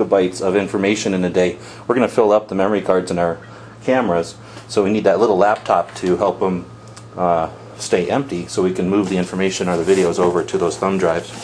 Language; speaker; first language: English; native; English